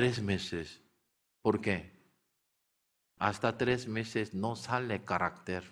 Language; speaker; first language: Spanish; non-native, learner; Korean